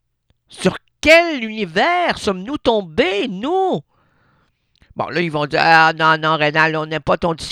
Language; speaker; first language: French; native; French